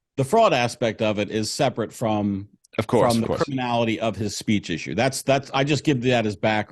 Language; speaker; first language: English; native; English